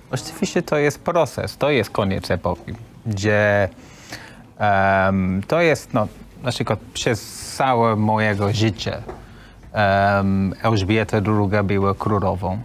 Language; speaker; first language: Polish; non-native, learner; English